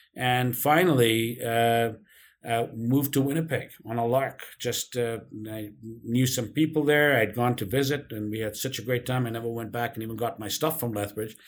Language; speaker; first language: English; non-native, local second language; Urdu